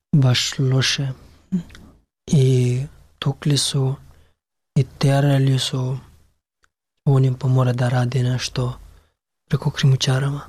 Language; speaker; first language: Serbian; non-native, learner; Pashto